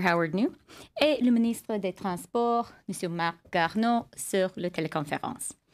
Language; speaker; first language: French; non-native, fluent; English